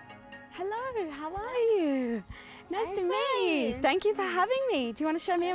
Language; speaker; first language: English; native; English